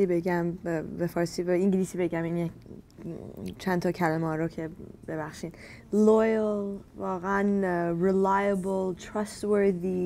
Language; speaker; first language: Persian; early bilingual, heritage; Persian